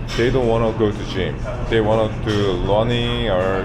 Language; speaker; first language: English; non-native, learner; Korean